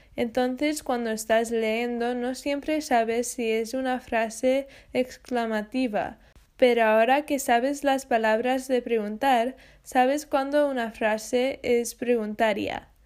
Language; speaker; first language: Spanish; non-native, fluent; English